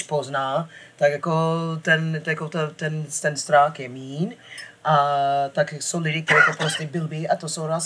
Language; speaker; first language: Czech; non-native, fluent; English